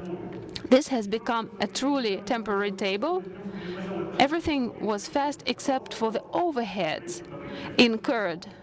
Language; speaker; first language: English; non-native, fluent; Russian